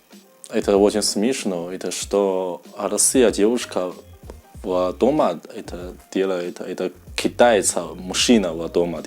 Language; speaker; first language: Russian; non-native, learner; Chinese